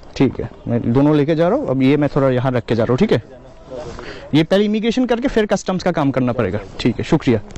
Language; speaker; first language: Hindi; non-native, fluent; Bangla